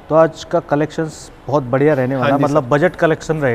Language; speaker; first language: Hindi; native; Hindi